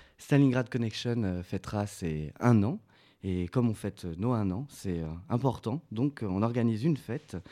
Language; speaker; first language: French; native; French